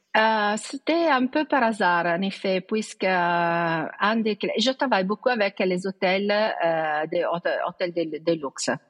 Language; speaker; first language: French; non-native, fluent; Italian